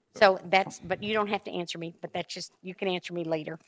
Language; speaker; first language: English; native; English